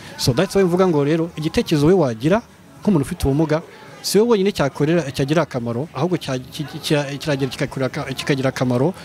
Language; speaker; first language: Kinyarwanda; early bilingual, heritage; Kinyarwanda